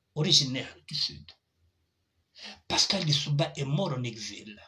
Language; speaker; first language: French; non-native, local second language; Lingala